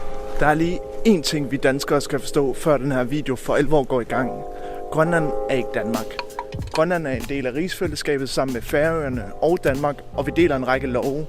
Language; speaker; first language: Danish; native; Danish